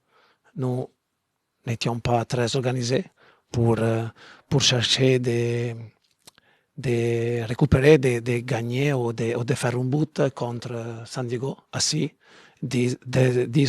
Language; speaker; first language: French; non-native, learner; Italian